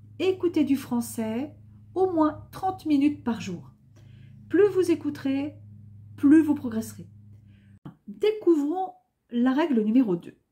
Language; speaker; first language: French; native; French